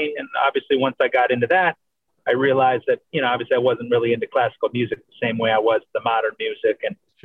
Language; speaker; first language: English; native; English